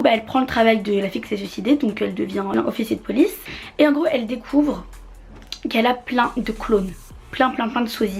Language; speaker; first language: French; native; French